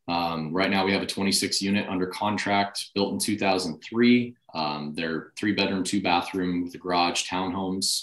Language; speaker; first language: English; native; English